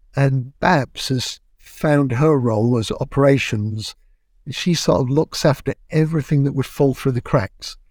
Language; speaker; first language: English; native; English